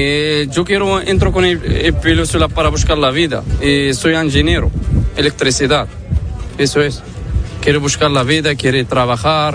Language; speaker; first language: Spanish; non-native, learner; Arabic